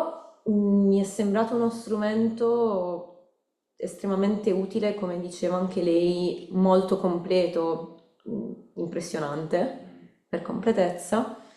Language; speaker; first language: Italian; native; Italian